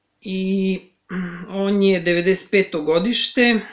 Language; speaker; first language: Serbian; native; Serbian